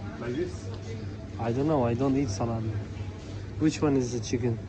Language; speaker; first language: English; non-native, learner; Turkish